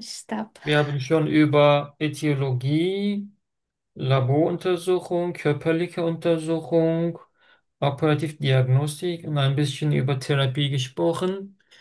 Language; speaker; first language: German; non-native, learner; Turkish